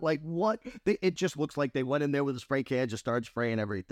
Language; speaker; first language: English; native; English